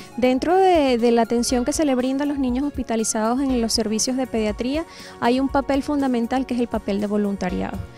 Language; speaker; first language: Spanish; native; Spanish